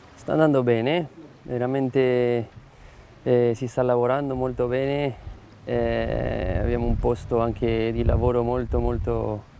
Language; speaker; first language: Italian; non-native, fluent; Spanish